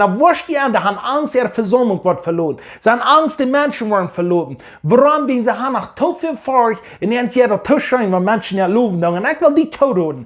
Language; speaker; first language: German; non-native, learner; English